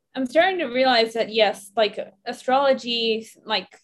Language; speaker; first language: English; non-native, fluent; Persian